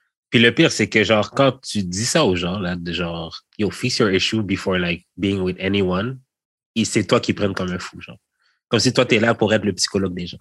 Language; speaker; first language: French; native; French